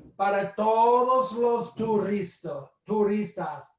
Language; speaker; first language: Spanish; non-native, fluent; English